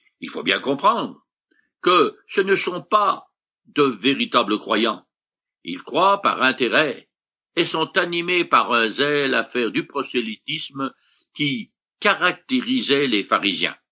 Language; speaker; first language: French; native; French